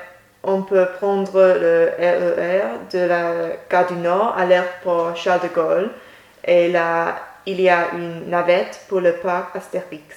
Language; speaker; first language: French; non-native, learner; English